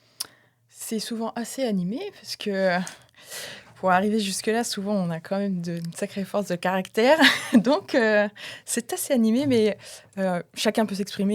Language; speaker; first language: French; native; French